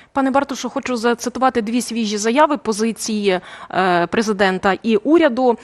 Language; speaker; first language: Ukrainian; native; Ukrainian